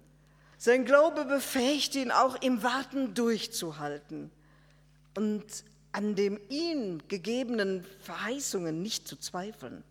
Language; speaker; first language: German; native; German